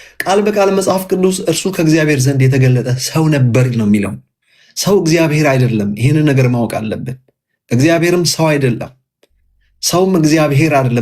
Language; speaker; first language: Amharic; native; Amharic